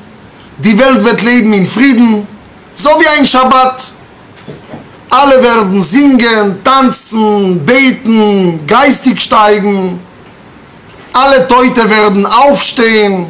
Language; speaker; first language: German; non-native, fluent; Hebrew